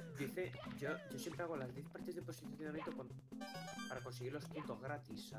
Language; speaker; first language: Spanish; native; Spanish